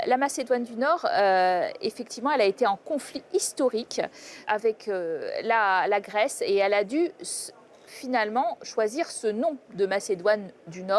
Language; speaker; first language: French; native; French